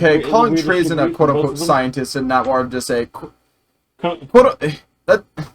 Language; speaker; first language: English; native; English